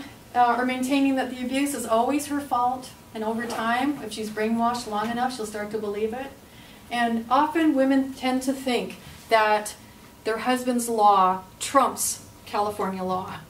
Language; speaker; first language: English; native; English